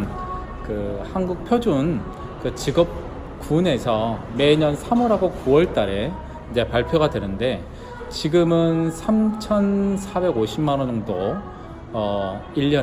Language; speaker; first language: Korean; native; Korean